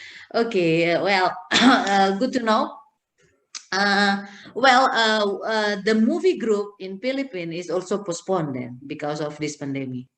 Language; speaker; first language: English; non-native, fluent; Indonesian